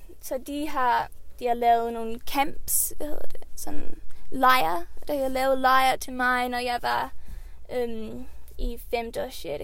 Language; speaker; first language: Danish; early bilingual, heritage; Swedish